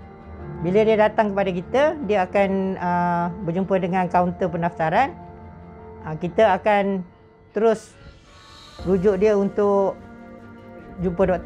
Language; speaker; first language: Malay; native; Malay